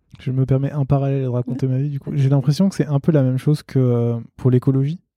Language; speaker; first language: French; native; French